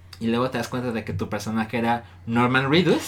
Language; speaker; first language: Spanish; native; Spanish